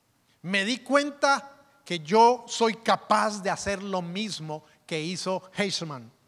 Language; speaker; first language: Spanish; native; Spanish